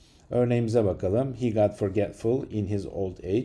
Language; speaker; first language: English; non-native, fluent; Turkish